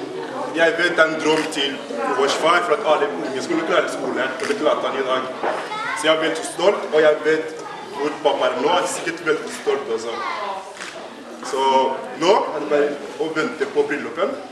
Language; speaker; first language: Norwegian; early bilingual, other home language; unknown